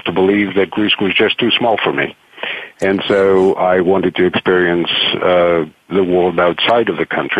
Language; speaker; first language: English; non-native, fluent; Greek